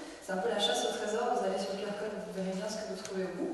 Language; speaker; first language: French; native; French